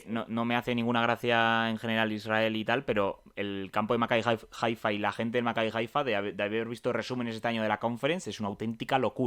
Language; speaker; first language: Spanish; native; Spanish